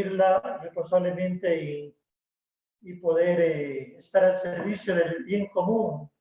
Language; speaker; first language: Spanish; native; Spanish